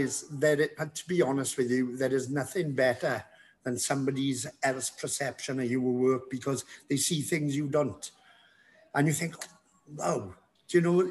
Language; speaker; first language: English; native; English